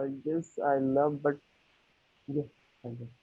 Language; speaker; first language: English; non-native, learner; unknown